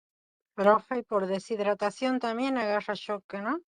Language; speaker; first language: Spanish; native; Spanish